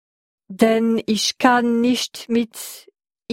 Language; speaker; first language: German; non-native, learner; French